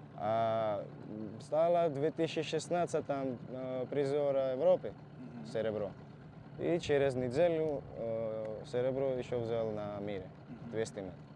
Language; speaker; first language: Russian; non-native, fluent; Georgian